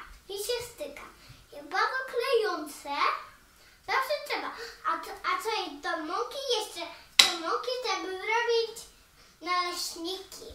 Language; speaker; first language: Polish; early bilingual, heritage; English